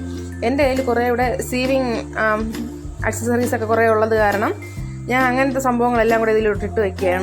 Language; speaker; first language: Malayalam; native; Malayalam